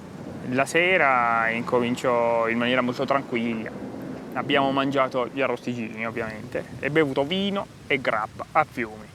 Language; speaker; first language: Italian; native; Italian